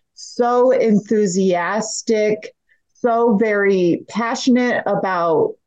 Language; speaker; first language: English; native; English